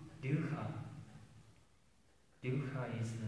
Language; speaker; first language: English; non-native, learner; Japanese